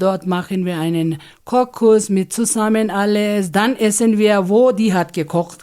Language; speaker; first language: German; non-native, learner; Ladakhi